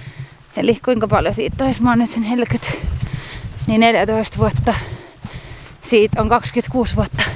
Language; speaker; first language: Finnish; native; Finnish